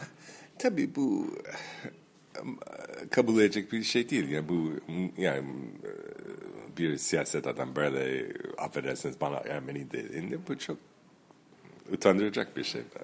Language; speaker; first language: Turkish; non-native, fluent; English